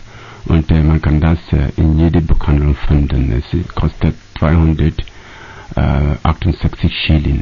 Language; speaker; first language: German; non-native, learner; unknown